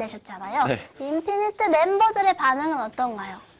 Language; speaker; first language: Korean; native; Korean